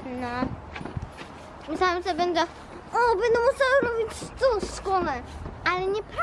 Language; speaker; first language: Polish; early bilingual, heritage; Polish